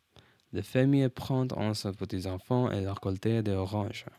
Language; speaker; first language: French; non-native, learner; English